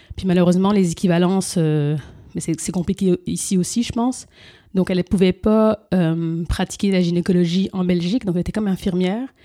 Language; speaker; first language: French; early bilingual, other home language; Lingala